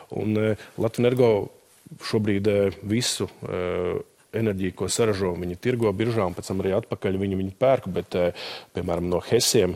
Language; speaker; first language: Latvian; native; Latvian